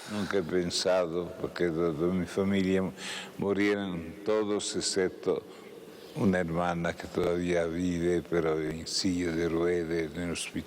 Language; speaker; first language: Spanish; non-native, fluent; Italian